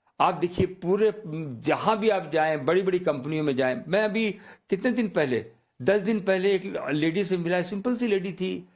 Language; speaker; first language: Hindi; native; Hindi